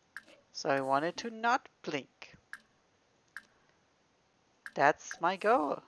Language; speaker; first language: English; non-native, fluent; German